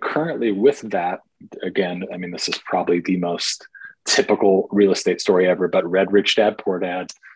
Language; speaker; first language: English; native; English